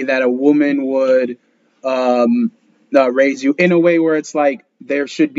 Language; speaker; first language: English; early bilingual, other home language; Spanish